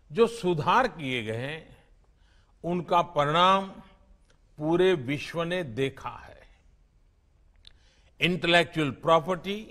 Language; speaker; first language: Hindi; non-native, local second language; Gujarati